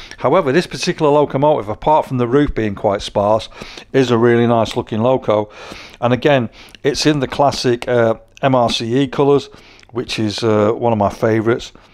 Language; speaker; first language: English; native; English